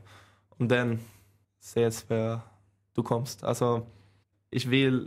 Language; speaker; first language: German; non-native, learner; Swedish